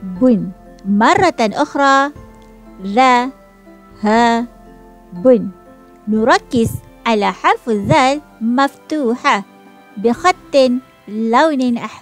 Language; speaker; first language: Arabic; non-native, fluent; Malay